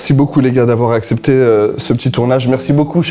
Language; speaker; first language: French; native; French